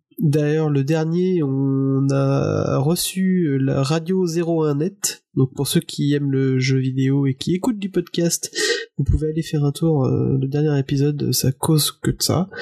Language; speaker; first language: French; native; French